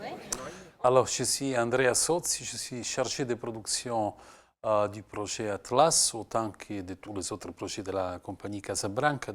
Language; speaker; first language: French; non-native, fluent; Italian